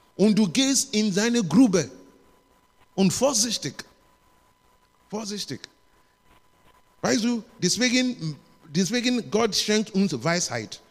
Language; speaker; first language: German; non-native, learner; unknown